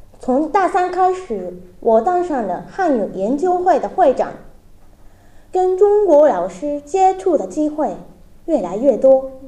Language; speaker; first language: Chinese; non-native, learner; Japanese